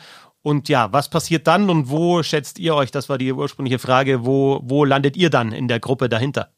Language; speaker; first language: German; native; German